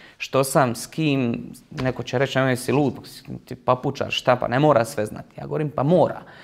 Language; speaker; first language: Croatian; native; Croatian